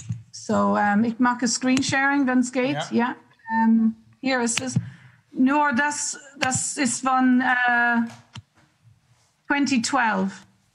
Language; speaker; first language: German; non-native, learner; English